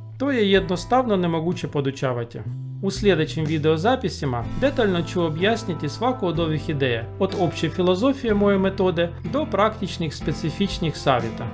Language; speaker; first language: Croatian; non-native, learner; Russian